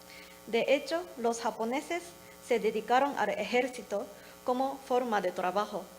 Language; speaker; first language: Spanish; non-native, learner; Japanese